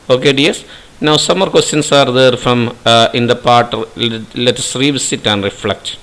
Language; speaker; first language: English; non-native, local second language; Malayalam